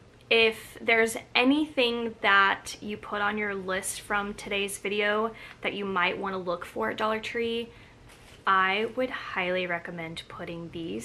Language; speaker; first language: English; native; English